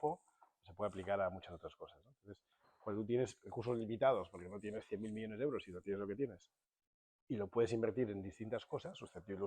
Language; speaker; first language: Spanish; native; Spanish